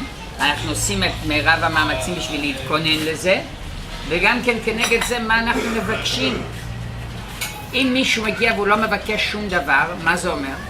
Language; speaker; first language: Hebrew; non-native, fluent; English